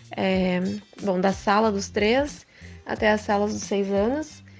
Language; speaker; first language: Portuguese; early bilingual, other home language; Japanese